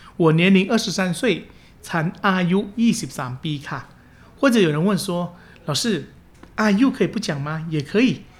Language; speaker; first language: Chinese; early bilingual, heritage; Chinese